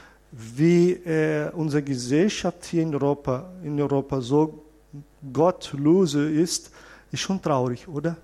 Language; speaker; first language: German; non-native, fluent; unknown